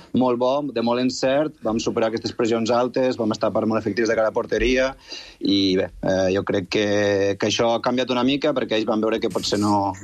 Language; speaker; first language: Catalan; native; Catalan